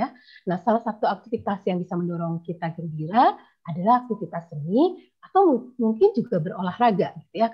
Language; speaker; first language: Indonesian; native; Indonesian